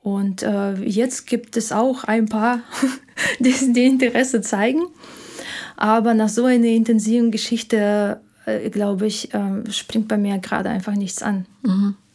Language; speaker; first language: German; non-native, fluent; Ukrainian